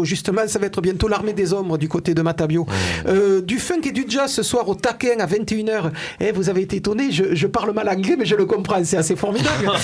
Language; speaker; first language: French; native; French